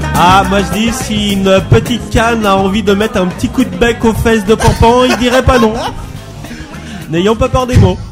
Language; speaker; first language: French; native; French